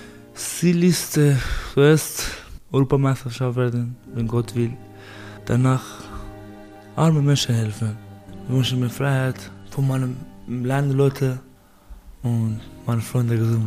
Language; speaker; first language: German; non-native, learner; Persian